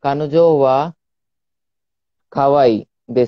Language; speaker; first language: Japanese; non-native, learner; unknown